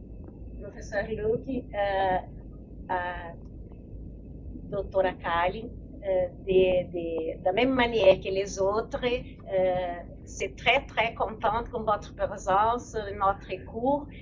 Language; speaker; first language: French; non-native, learner; Portuguese